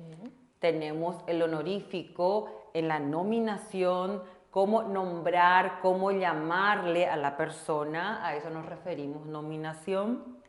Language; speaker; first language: Spanish; non-native, local second language; Korean